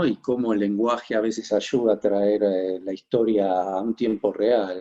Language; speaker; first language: Spanish; native; Spanish